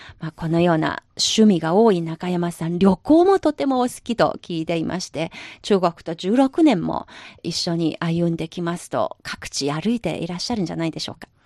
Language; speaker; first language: Japanese; non-native, fluent; Chinese